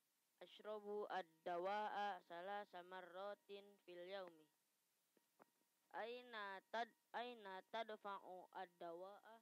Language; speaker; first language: Arabic; non-native, learner; Indonesian